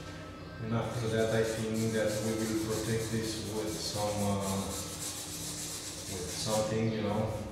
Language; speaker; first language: English; non-native, fluent; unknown